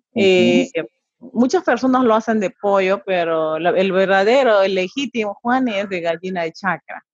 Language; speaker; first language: Spanish; native; Spanish